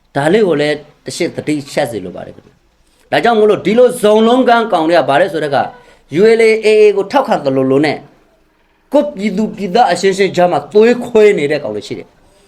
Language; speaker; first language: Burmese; non-native, local second language; Rohingya